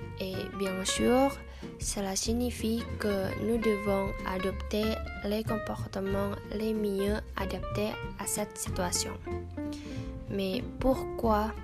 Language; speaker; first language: French; non-native, fluent; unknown